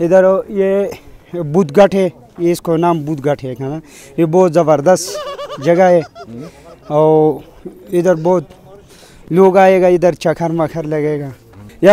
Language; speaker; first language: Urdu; non-native, local second language; Pashto